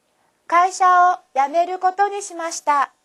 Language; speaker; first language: Japanese; non-native, fluent; Korean